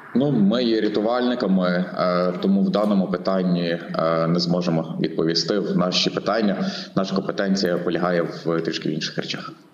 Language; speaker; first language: Ukrainian; native; Ukrainian